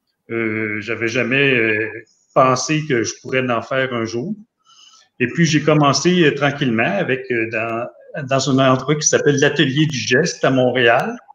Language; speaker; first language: French; native; French